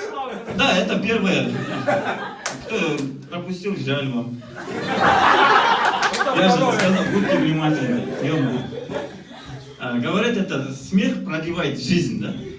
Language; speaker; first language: Russian; non-native, local second language; Kazakh